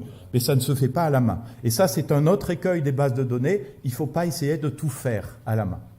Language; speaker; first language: French; native; French